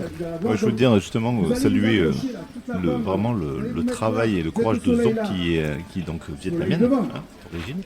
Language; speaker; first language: French; native; French